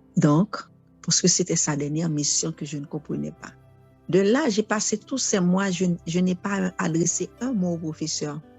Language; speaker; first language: French; non-native, local second language; Haitian Creole